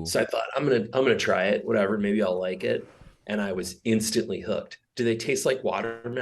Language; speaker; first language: English; native; English